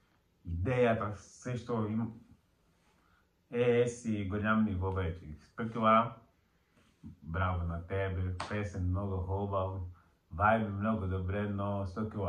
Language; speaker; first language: Bulgarian; non-native, learner; Portuguese